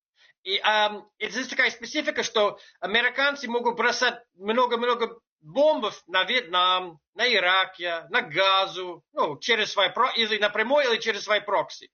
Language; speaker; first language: Russian; non-native, fluent; English